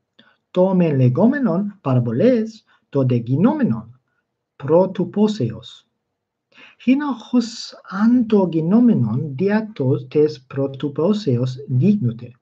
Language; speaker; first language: Greek; non-native, fluent; English